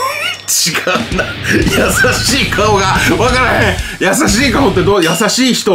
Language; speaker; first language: Japanese; native; Japanese